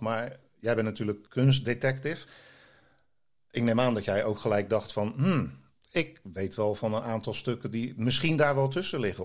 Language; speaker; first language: Dutch; native; Dutch